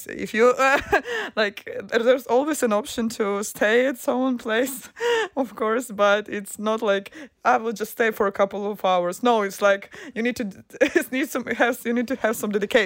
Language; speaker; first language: English; non-native, fluent; Ukrainian